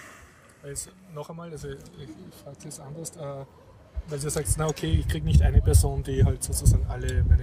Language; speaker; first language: German; native; German